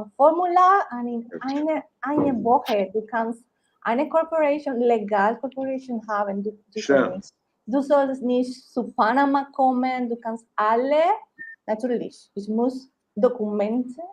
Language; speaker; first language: German; non-native, learner; Spanish